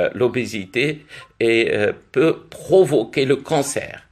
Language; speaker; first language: French; non-native, local second language; Arabic